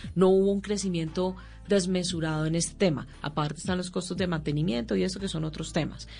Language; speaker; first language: Spanish; native; Spanish